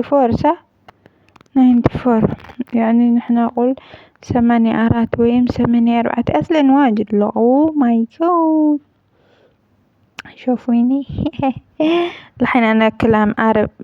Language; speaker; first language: Arabic; non-native, learner; Amharic